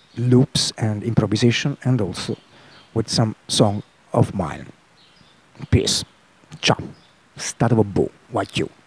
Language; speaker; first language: English; non-native, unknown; Italian